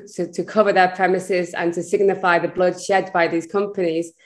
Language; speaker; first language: English; native; English